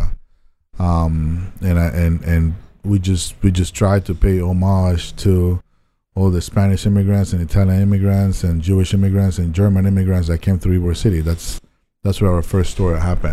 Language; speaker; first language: English; non-native, fluent; Spanish